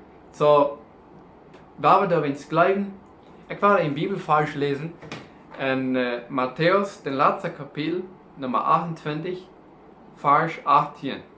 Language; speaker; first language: German; non-native, learner; Plautdietsch